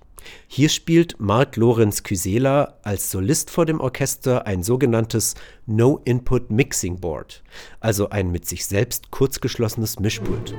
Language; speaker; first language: German; native; German